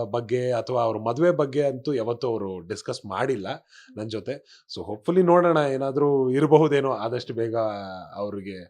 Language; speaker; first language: Kannada; non-native, local second language; Kodava